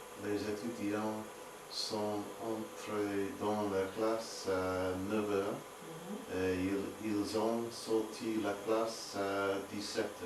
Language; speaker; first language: French; non-native, learner; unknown